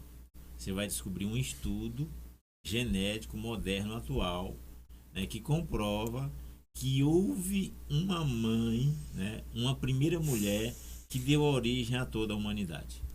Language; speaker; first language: Portuguese; native; Portuguese